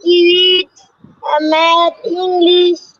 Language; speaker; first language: English; non-native, learner; Bangla